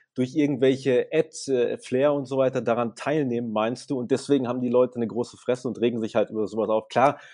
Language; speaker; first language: German; native; German